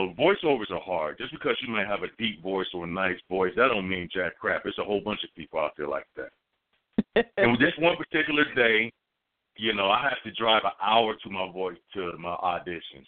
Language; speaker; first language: English; native; English